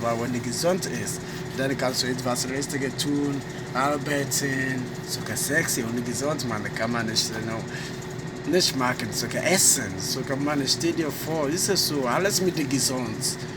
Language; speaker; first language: German; non-native, learner; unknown